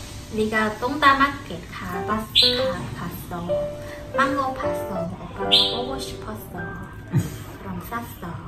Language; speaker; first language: Korean; non-native, learner; Vietnamese